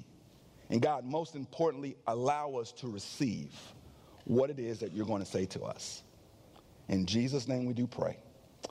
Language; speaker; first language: English; native; English